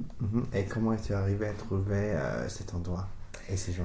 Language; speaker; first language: French; non-native, fluent; English